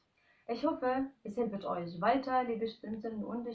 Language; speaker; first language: German; non-native, fluent; Arabic